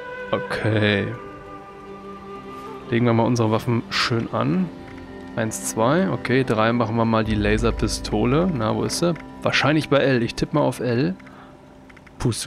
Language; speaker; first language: German; native; German